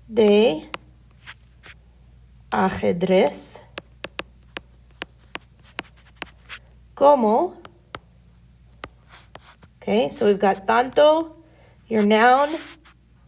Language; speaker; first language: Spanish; non-native, fluent; English